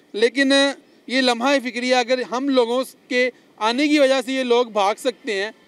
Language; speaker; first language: Urdu; native; Urdu